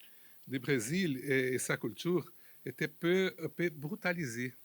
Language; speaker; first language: French; non-native, fluent; Portuguese